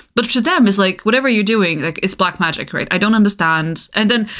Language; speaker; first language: English; non-native, fluent; Bulgarian